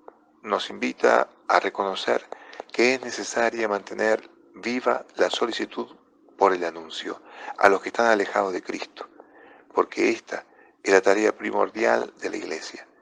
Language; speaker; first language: Spanish; non-native, fluent; Italian